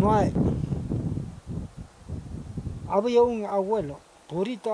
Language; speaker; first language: Spanish; non-native, local second language; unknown